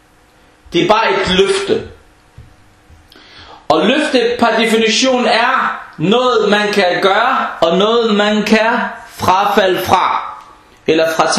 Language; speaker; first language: Danish; non-native, fluent; Arabic